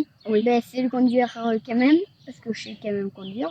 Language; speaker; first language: French; native; French